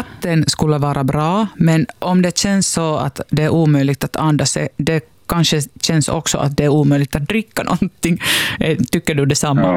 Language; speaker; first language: Swedish; non-native, local second language; Finnish